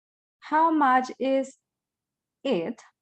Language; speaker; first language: English; non-native, fluent; Spanish